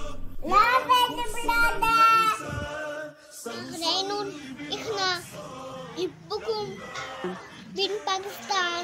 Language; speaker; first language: Arabic; non-native, learner; Urdu